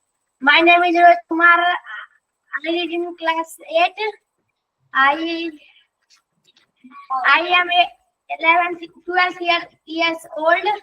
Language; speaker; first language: English; non-native, learner; Hindi